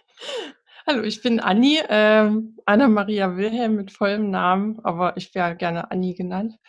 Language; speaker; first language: German; native; German